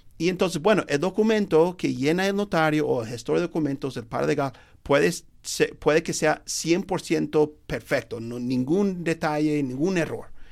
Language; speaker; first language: Spanish; non-native, fluent; English